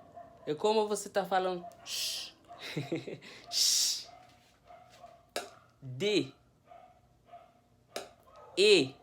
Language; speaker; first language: Portuguese; non-native, fluent; Haitian Creole